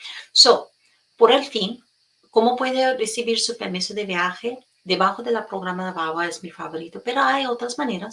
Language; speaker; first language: Spanish; non-native, fluent; English